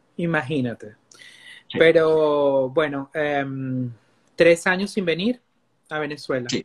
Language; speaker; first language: Spanish; native; Spanish